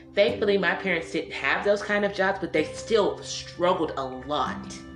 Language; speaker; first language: English; native; English